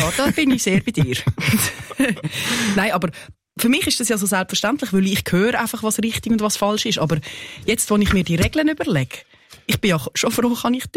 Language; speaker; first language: German; native; German